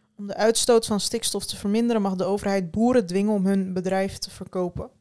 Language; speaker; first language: Dutch; early bilingual, other home language; Turkish